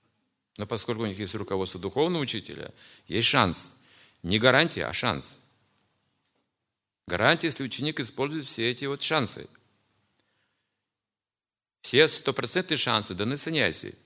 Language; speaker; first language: Russian; native; Russian